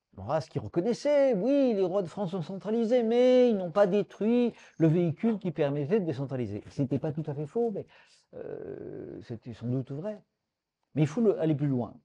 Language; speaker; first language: French; native; French